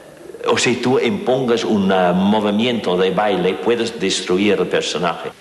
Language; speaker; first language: Spanish; native; Spanish